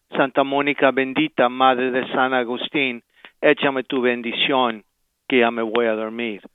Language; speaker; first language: Spanish; early bilingual, heritage; Spanish